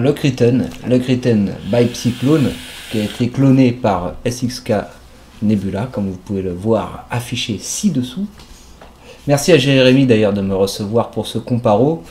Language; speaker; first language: French; native; French